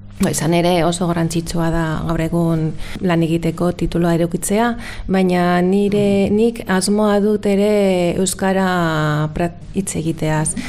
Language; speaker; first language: Basque; non-native, local second language; Spanish